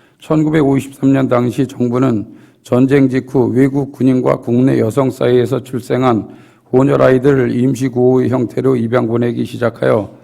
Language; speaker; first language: Korean; native; Korean